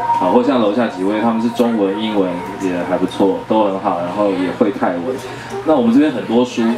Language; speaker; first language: Chinese; native; Chinese